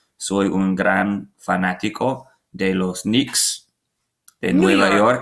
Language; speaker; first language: Spanish; non-native, learner; English